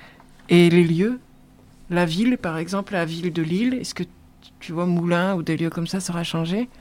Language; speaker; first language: French; native; French